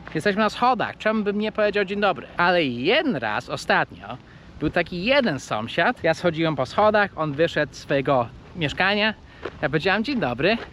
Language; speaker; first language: Polish; non-native, fluent; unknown